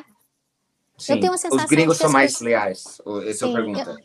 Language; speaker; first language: Portuguese; non-native, learner; English